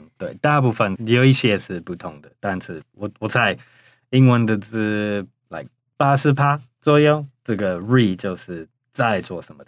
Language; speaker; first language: Chinese; non-native, fluent; English